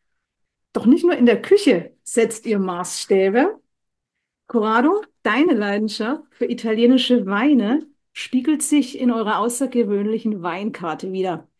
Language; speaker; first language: German; native; German